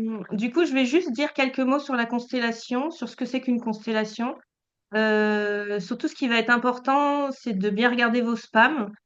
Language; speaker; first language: French; native; French